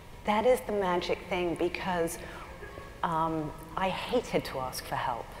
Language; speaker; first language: English; native; English